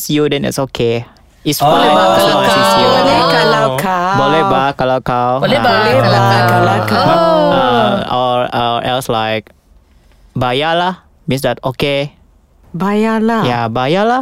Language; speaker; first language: English; non-native, local second language; Malay